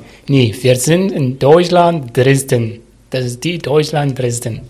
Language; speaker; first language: German; non-native, learner; Arabic